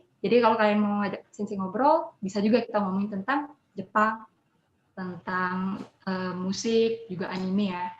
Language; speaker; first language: Indonesian; native; Indonesian